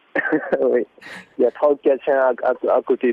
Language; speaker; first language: French; non-native, fluent; Burmese